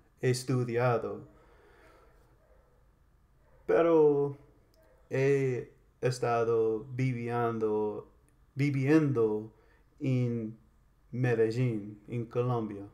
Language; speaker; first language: Spanish; non-native, learner; English